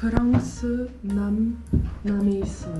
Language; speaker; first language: Korean; non-native, learner; French